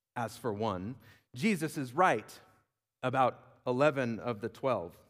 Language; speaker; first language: English; native; English